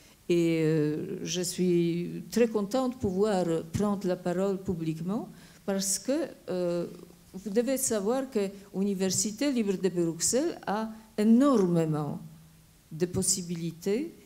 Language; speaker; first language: French; non-native, fluent; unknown